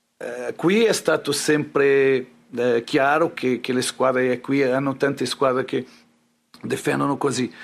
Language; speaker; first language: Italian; non-native, learner; Portuguese